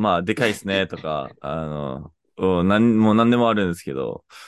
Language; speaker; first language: Japanese; non-native, fluent; English